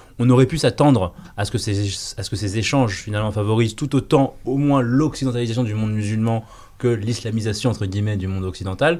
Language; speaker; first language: French; native; French